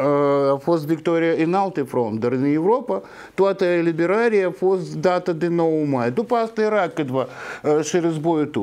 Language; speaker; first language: Romanian; non-native, local second language; Russian